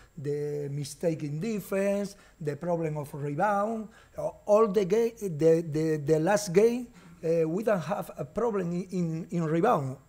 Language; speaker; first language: English; non-native, learner; Portuguese